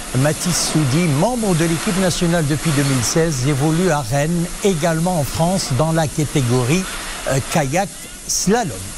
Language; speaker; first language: French; non-native, local second language; Arabic